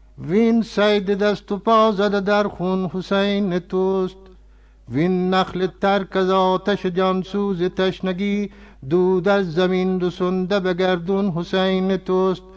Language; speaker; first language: Persian; non-native, fluent; Urdu